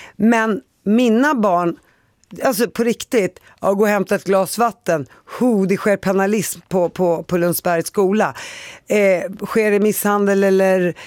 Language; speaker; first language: Swedish; early bilingual, other home language; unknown